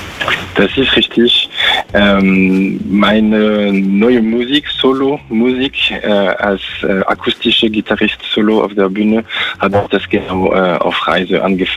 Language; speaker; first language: German; non-native, fluent; French